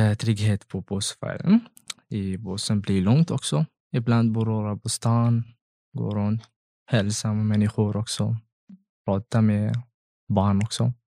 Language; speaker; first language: Swedish; non-native, learner; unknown